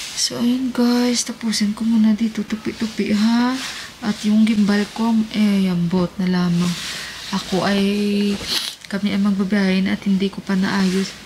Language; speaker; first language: Filipino; native; Filipino